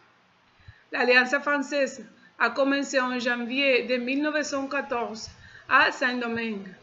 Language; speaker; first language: French; non-native, fluent; Spanish